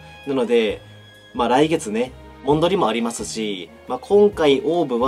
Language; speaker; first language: Japanese; native; Japanese